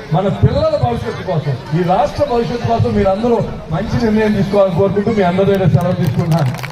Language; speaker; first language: Telugu; native; Telugu